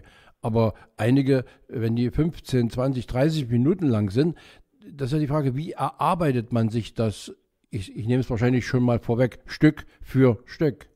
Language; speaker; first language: German; native; German